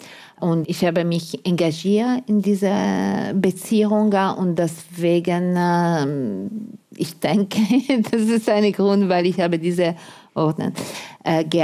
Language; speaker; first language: German; non-native, fluent; Italian